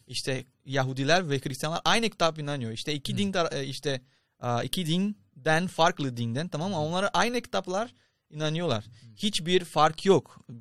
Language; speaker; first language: Turkish; non-native, fluent; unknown